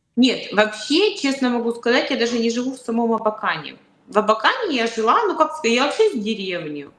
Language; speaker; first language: Russian; native; Russian